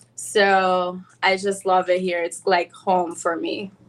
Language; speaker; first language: English; non-native, fluent; Portuguese